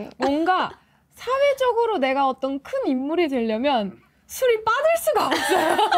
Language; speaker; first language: Korean; non-native, fluent; Ukrainian